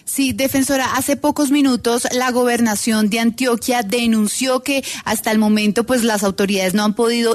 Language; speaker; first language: Spanish; native; Spanish